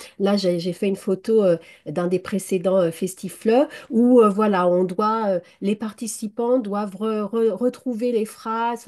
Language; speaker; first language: French; native; French